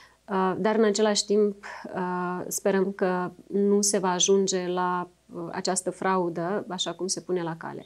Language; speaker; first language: Romanian; native; Romanian